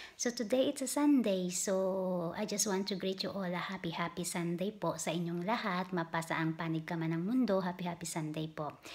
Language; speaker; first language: Filipino; non-native, local second language; Hiligaynon